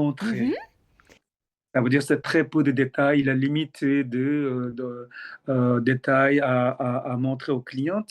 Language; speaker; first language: French; non-native, fluent; Korean